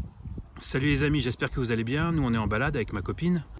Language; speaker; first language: French; native; French